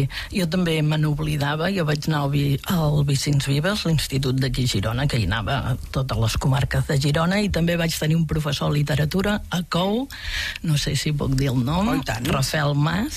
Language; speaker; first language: Catalan; native; Catalan